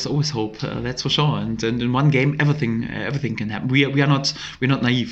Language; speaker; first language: English; non-native, fluent; German